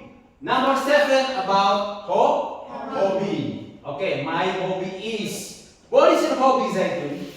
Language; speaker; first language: English; non-native, learner; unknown